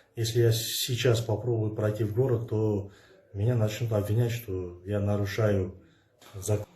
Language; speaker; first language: Russian; non-native, local second language; Kazakh